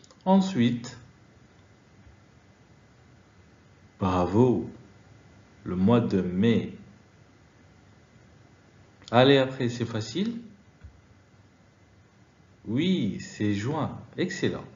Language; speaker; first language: French; non-native, fluent; Arabic